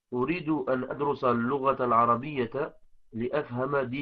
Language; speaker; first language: Arabic; non-native, learner; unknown